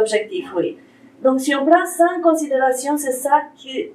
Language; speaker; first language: French; non-native, fluent; Romanian